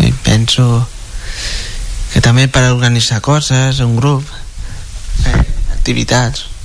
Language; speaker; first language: Catalan; non-native, local second language; Spanish